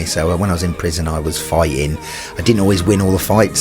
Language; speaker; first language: English; native; English